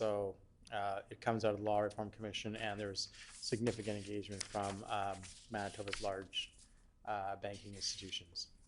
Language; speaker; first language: English; native; English